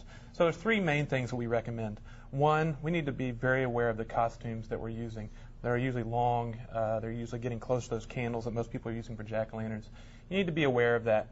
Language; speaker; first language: English; native; English